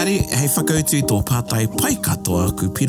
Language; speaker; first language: Māori; non-native, local second language; English